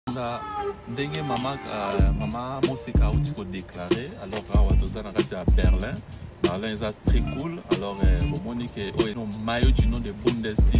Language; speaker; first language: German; non-native, learner; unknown